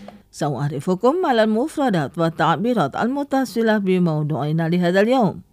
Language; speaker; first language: Arabic; non-native, fluent; Indonesian